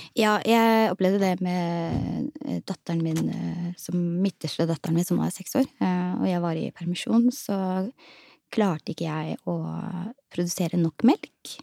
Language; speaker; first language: Norwegian; early bilingual, other home language; Somali